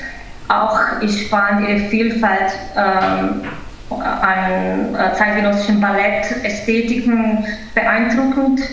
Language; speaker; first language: German; non-native, fluent; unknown